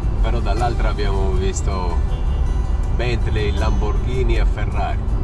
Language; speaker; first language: Italian; native; Italian